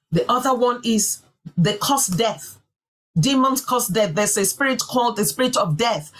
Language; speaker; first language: English; non-native, local second language; Yoruba